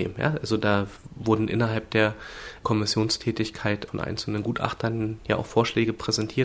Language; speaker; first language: German; native; German